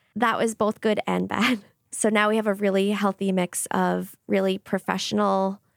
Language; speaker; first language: English; native; English